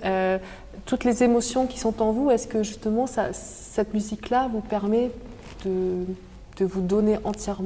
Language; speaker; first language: French; native; French